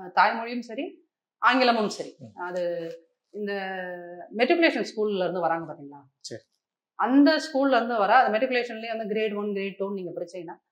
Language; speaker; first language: Tamil; native; Tamil